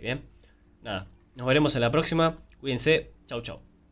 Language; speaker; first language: Spanish; native; Spanish